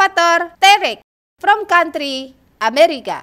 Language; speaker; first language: English; non-native, learner; Indonesian